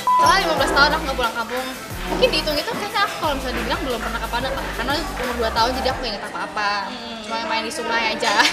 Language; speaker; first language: Indonesian; native; Indonesian